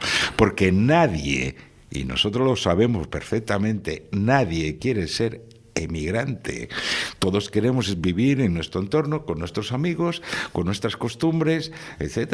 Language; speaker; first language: Spanish; native; Spanish